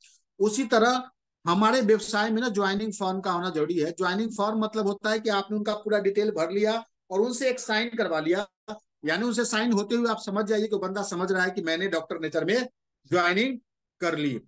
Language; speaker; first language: Hindi; native; Hindi